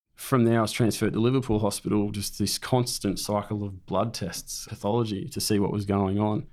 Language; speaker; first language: English; native; English